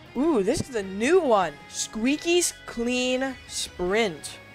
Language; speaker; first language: English; native; English